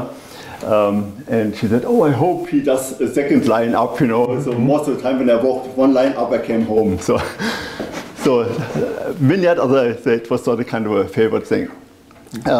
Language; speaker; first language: English; non-native, fluent; German